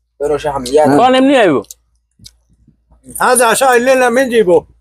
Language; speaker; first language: Arabic; non-native, learner; Bangla